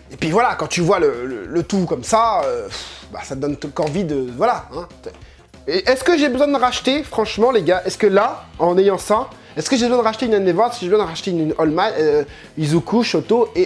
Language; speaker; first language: French; native; French